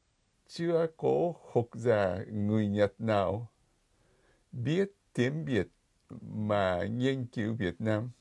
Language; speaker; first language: Vietnamese; non-native, fluent; Japanese